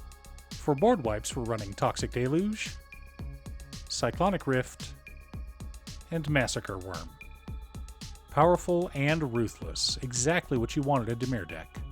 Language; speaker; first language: English; native; English